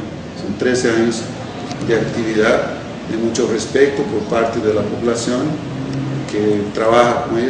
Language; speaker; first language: Spanish; non-native, fluent; Portuguese